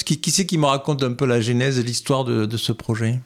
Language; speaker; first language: French; native; French